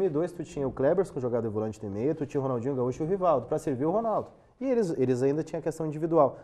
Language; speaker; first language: Portuguese; native; Portuguese